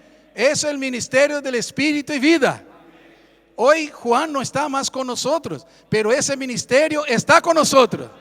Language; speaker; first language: Spanish; non-native, fluent; Portuguese